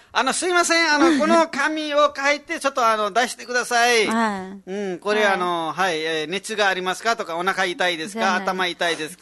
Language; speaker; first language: Japanese; non-native, fluent; Nepali